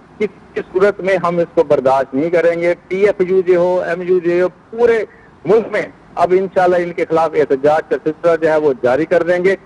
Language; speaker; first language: Urdu; non-native, local second language; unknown